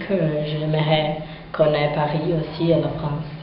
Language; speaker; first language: French; non-native, fluent; Portuguese